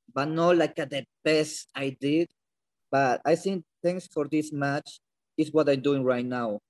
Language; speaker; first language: English; non-native, learner; Spanish